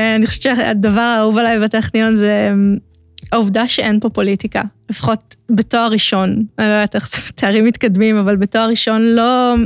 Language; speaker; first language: Hebrew; native; Hebrew